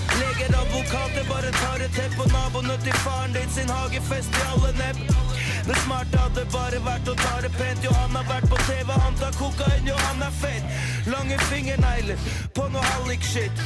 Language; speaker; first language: Norwegian; native; Norwegian